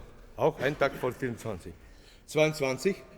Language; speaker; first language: German; non-native, fluent; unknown